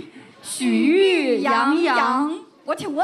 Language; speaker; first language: Chinese; native; Chinese